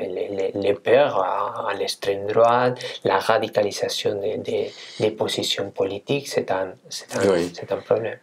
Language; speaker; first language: French; non-native, fluent; Spanish